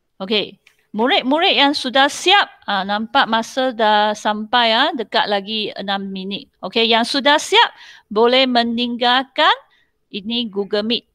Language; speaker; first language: Malay; non-native, local second language; Chinese